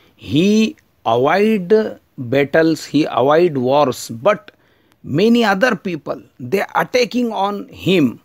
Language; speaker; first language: English; non-native, learner; Urdu